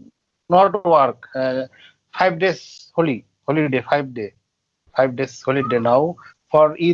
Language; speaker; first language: English; non-native, learner; Bangla